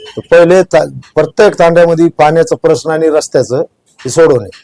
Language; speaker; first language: Marathi; non-native, local second language; Lambadi